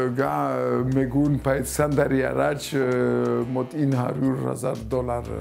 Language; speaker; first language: Armenian; early bilingual, heritage; Armenian